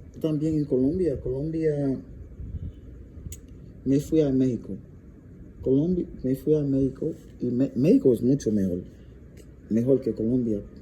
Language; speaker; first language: Spanish; non-native, learner; English